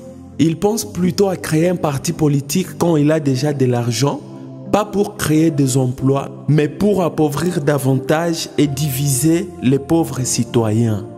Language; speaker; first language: French; non-native, local second language; Swahili